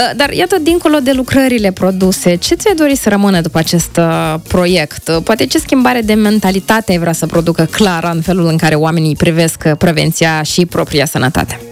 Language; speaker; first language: Romanian; native; Romanian